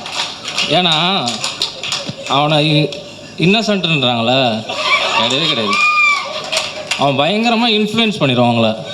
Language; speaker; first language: Tamil; native; Tamil